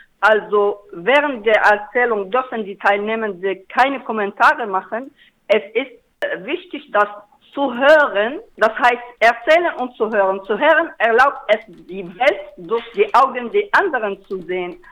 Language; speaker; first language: German; non-native, learner; Arabic